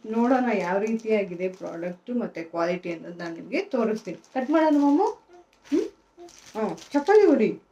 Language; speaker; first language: Kannada; non-native, local second language; Telugu